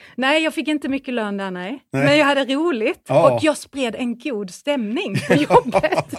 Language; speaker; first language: Swedish; native; Swedish